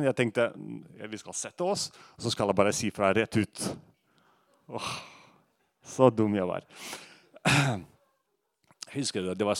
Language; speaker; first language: Norwegian; non-native, fluent; Russian